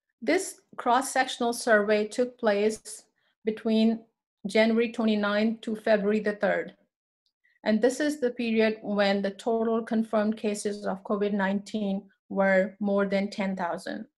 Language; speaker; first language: English; non-native, local second language; Urdu